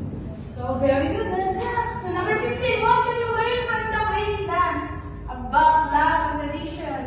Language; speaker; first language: English; non-native, local second language; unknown